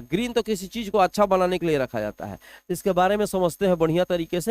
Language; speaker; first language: Hindi; native; Hindi